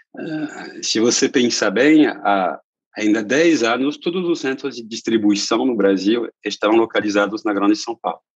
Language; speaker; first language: Portuguese; non-native, fluent; French